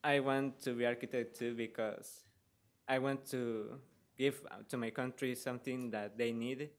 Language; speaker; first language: English; non-native, learner; Spanish